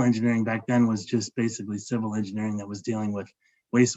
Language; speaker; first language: English; native; English